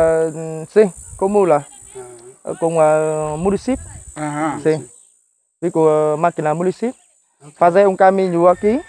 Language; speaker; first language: Portuguese; non-native, learner; Vietnamese